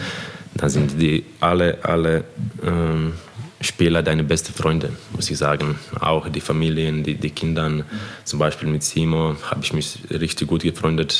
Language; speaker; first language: German; non-native, fluent; Croatian